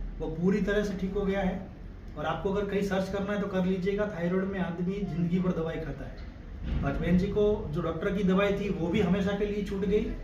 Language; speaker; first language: Hindi; non-native, local second language; Gujarati